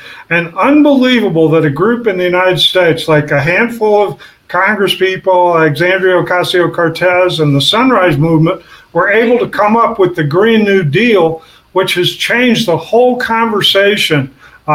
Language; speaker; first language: English; native; English